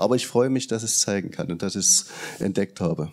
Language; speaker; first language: German; native; German